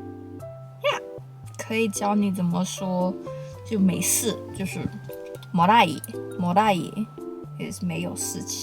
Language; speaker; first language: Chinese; early bilingual, heritage; Chinese